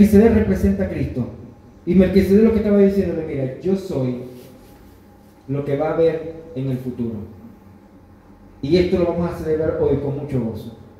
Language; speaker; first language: Spanish; native; Spanish